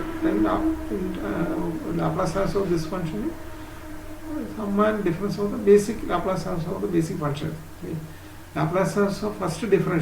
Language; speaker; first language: English; non-native, local second language; Malayalam